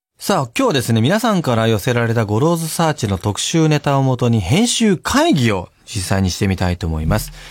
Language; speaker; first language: Japanese; native; Japanese